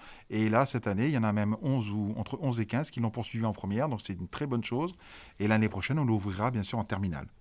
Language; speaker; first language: French; native; French